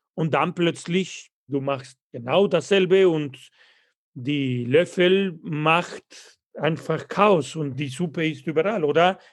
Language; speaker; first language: German; non-native, fluent; Spanish